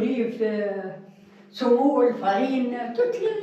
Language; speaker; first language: French; non-native, learner; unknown